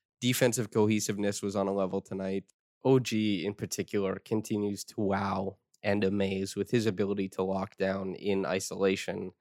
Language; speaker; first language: English; native; English